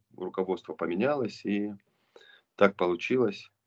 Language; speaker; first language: Russian; non-native, local second language; Romanian